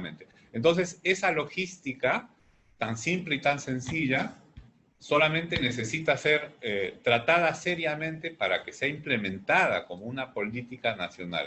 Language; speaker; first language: Spanish; native; Spanish